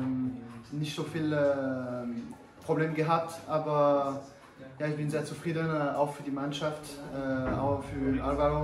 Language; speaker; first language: German; non-native, fluent; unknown